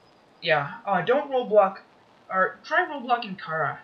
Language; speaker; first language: English; native; English